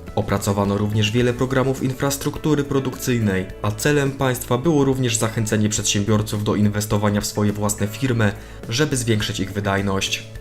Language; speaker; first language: Polish; native; Polish